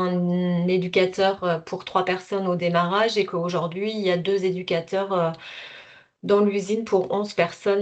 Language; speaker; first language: French; native; French